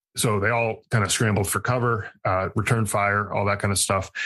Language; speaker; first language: English; native; English